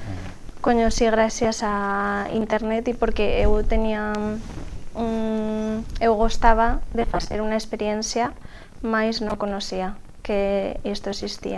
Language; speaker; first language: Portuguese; non-native, learner; Spanish